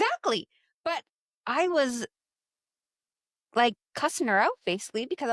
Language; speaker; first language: English; native; English